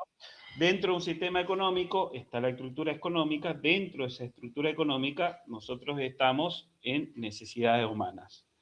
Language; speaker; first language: Spanish; native; Spanish